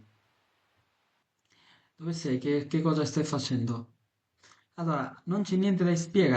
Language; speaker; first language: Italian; non-native, fluent; Bangla